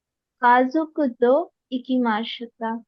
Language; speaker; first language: Japanese; non-native, learner; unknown